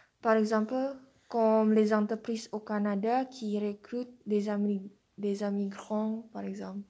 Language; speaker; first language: French; non-native, learner; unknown